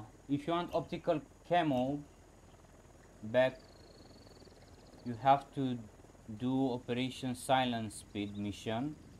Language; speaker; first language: English; non-native, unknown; Romanian